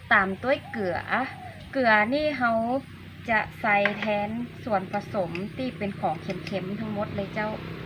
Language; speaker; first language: Thai; non-native, local second language; Iu Mien